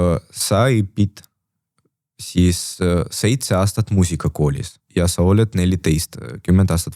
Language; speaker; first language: Estonian; non-native, local second language; Russian